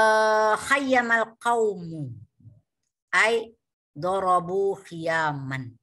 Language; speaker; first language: Arabic; non-native, fluent; Indonesian